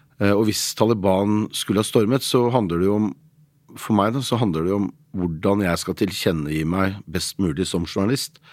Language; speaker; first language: Norwegian; native; Norwegian